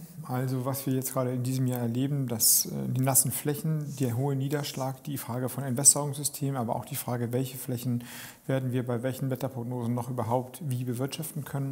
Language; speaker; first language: German; native; German